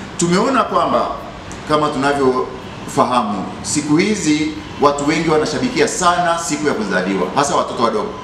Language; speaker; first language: Swahili; native; Swahili